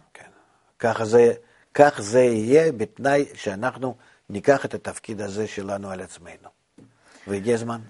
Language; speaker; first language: Hebrew; non-native, fluent; Russian